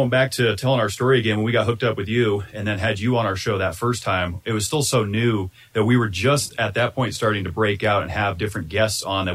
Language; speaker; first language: English; native; English